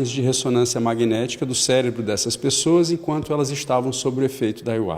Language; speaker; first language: Portuguese; native; Portuguese